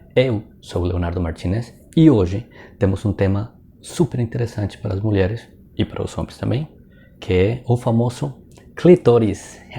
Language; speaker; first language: Portuguese; non-native, fluent; Spanish